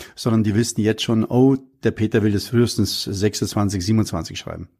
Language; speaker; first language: German; native; German